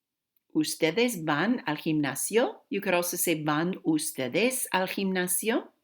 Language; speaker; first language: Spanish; non-native, fluent; English